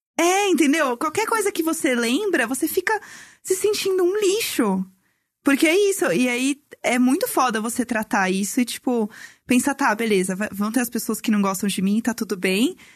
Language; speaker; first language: Portuguese; native; Portuguese